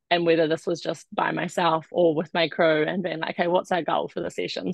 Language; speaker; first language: English; native; English